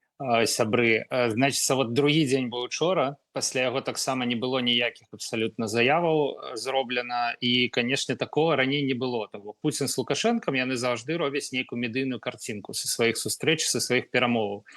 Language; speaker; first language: Belarusian; non-native, local second language; Russian